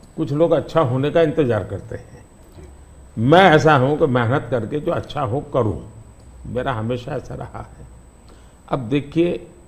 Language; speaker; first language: Hindi; non-native, local second language; Gujarati